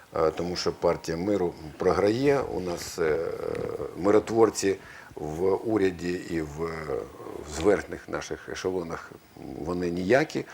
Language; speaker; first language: Ukrainian; native; Ukrainian